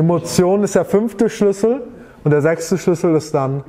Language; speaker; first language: German; native; German